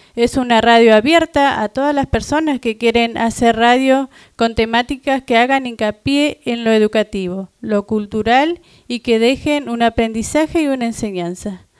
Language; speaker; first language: Spanish; non-native, local second language; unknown